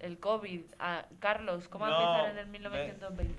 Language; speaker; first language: Spanish; native; Spanish